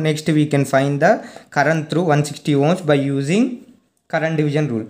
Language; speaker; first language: English; non-native, local second language; Telugu